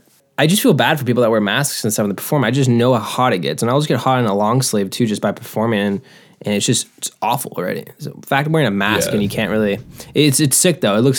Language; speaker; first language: English; native; English